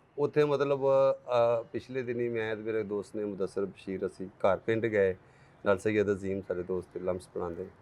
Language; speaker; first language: Punjabi; native; Punjabi